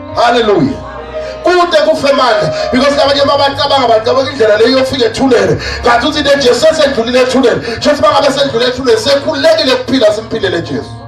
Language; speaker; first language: Zulu; non-native, local second language; Swati